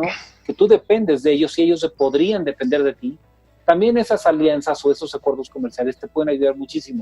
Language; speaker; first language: Spanish; native; Spanish